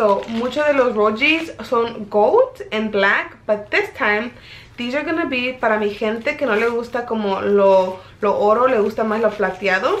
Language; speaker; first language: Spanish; early bilingual, heritage; Spanish